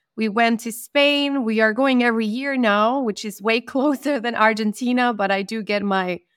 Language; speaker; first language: English; non-native, fluent; Spanish